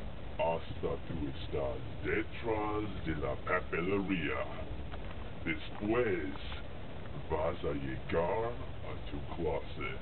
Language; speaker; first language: Spanish; non-native, learner; English